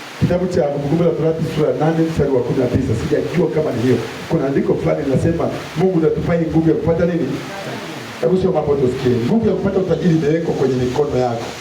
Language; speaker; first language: Swahili; non-native, local second language; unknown